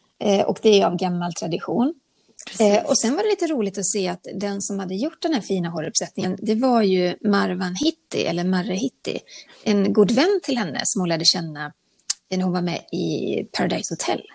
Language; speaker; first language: Swedish; native; Swedish